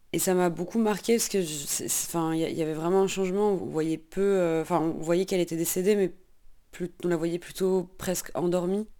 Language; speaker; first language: French; native; French